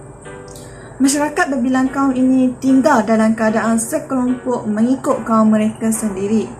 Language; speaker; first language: Malay; native; Malay